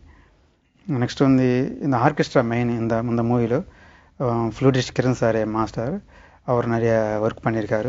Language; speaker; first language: Tamil; native; Tamil